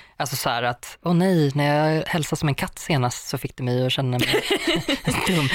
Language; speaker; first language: Swedish; native; Swedish